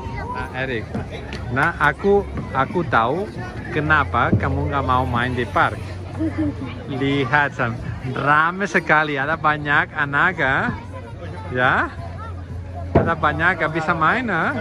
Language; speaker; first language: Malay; non-native, fluent; Catalan